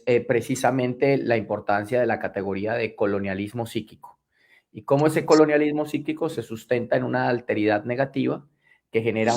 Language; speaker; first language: Spanish; native; Spanish